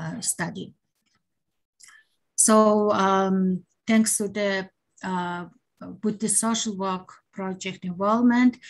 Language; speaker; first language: English; non-native, learner; Mongolian